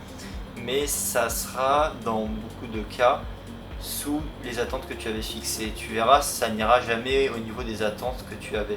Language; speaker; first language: French; native; French